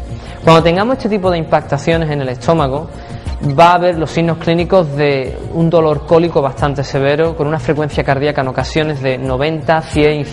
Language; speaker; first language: Spanish; native; Spanish